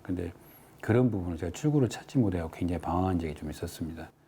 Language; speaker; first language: Korean; native; Korean